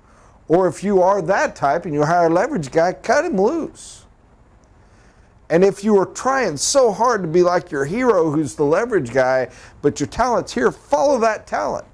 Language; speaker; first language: English; native; English